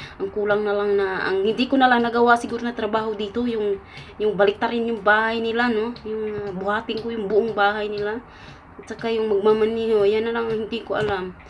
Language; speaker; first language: Filipino; non-native, local second language; Cebuano